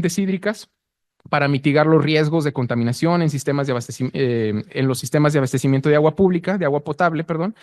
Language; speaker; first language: Spanish; native; Spanish